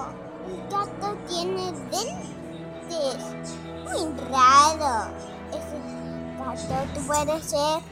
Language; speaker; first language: Spanish; non-native, learner; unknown